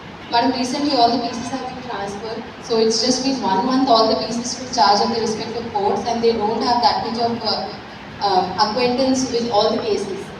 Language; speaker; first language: English; non-native, local second language; Telugu